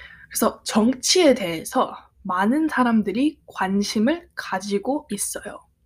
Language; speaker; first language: Korean; early bilingual, heritage; Korean